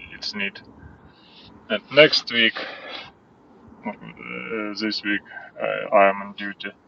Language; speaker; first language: English; non-native, learner; Russian